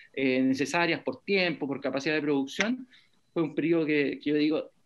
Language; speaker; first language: Spanish; native; Spanish